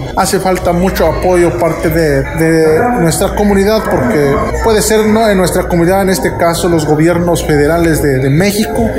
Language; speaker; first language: Spanish; non-native, local second language; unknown